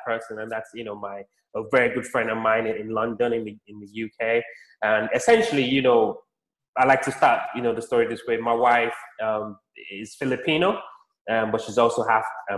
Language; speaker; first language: English; non-native, local second language; Yoruba